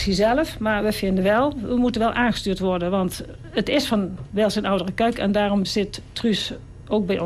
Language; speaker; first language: Dutch; native; Dutch